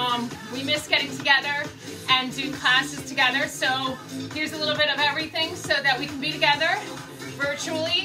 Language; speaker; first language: English; native; English